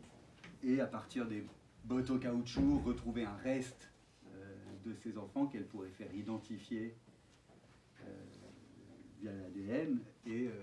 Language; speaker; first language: French; native; French